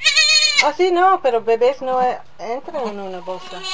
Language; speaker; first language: Spanish; non-native, learner; English